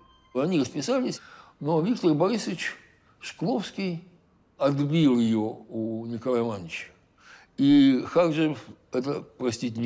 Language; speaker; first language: Russian; native; Russian